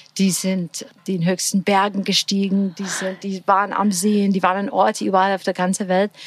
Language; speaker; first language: German; non-native, fluent; English